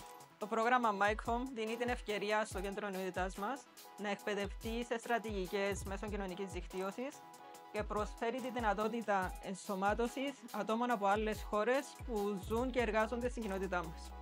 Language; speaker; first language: Greek; native; Greek